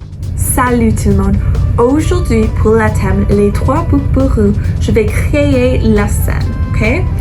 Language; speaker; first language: French; non-native, fluent; English